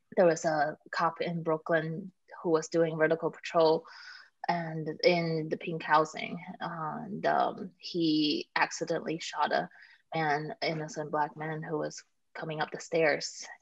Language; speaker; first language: English; native; English